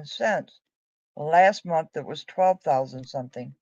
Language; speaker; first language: English; native; English